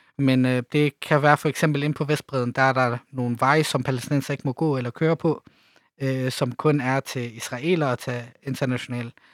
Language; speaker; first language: Danish; early bilingual, other home language; Arabic